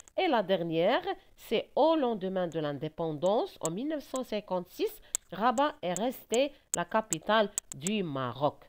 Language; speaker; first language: French; non-native, local second language; Arabic